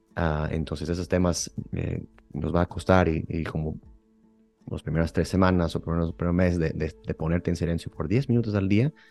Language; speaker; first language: Spanish; early bilingual, heritage; Spanish